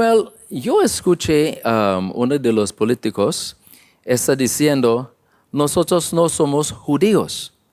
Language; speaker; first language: Spanish; non-native, learner; English